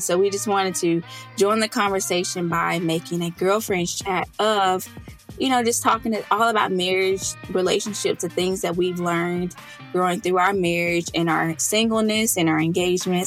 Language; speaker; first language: English; native; English